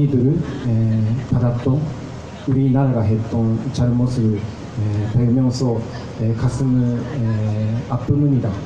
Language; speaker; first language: Korean; non-native, fluent; Japanese